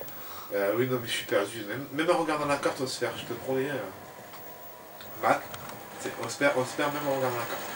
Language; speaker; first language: French; native; French